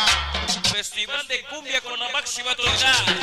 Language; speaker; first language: Spanish; native; Spanish